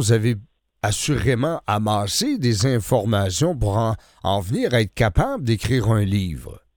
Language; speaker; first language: French; native; French